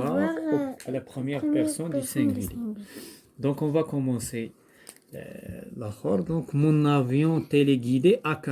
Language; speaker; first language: French; non-native, local second language; Arabic